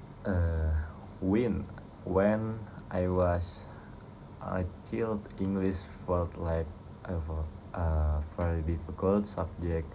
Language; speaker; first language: English; non-native, learner; Indonesian